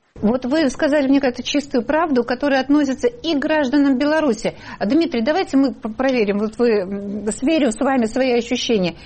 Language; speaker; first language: Russian; native; Russian